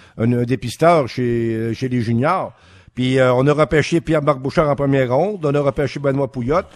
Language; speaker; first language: French; native; French